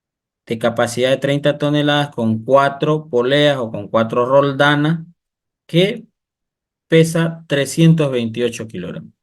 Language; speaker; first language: Spanish; native; Spanish